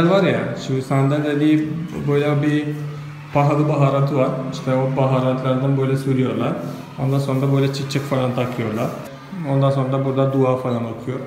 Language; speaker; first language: Turkish; non-native, fluent; Malayalam